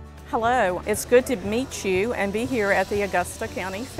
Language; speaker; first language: English; native; English